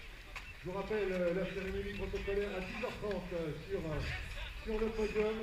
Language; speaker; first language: French; native; French